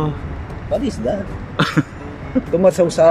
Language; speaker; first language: English; non-native, local second language; Filipino